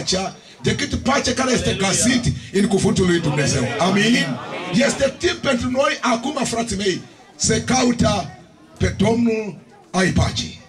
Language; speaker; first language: Romanian; non-native, learner; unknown